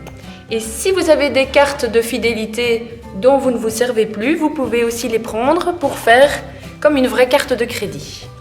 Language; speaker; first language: French; native; French